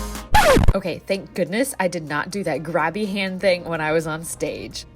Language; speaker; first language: English; native; English